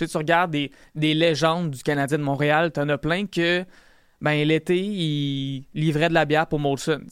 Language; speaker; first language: French; native; French